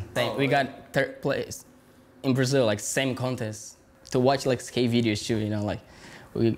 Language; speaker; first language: English; non-native, learner; Portuguese